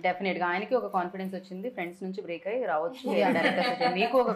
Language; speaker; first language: Telugu; native; Telugu